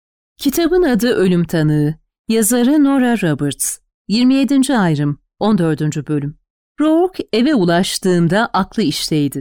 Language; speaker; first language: Turkish; native; Turkish